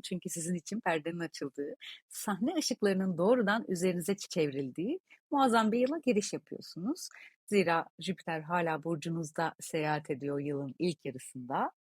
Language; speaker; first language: Turkish; native; Turkish